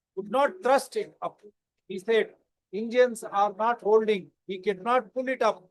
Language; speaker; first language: English; non-native, local second language; Telugu